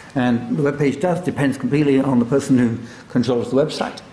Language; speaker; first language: English; native; English